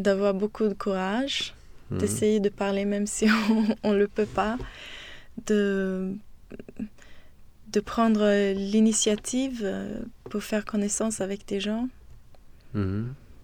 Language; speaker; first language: French; non-native, fluent; Swedish